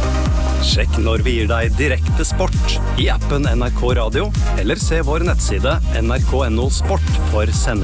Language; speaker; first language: Norwegian; native; Norwegian